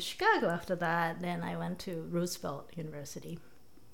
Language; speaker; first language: English; non-native, fluent; Japanese